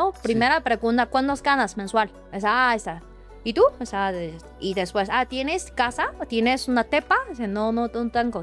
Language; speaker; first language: Spanish; non-native, learner; Chinese